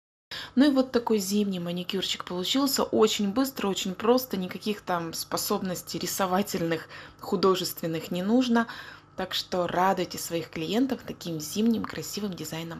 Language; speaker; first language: Russian; native; Russian